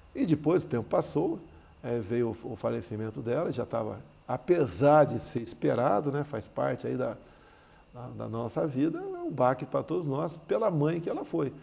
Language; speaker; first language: Portuguese; native; Portuguese